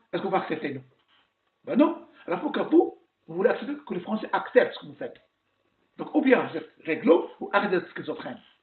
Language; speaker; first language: French; non-native, local second language; Arabic